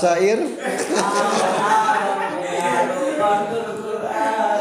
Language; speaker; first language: Arabic; non-native, learner; Indonesian